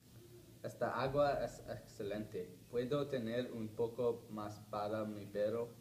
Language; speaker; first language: Spanish; non-native, learner; English